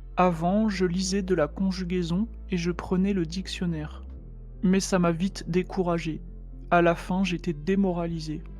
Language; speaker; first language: French; native; French